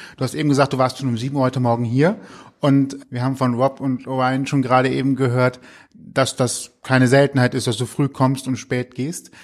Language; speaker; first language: German; native; German